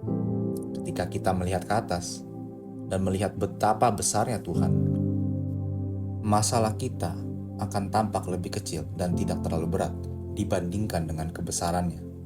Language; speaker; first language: Indonesian; native; Indonesian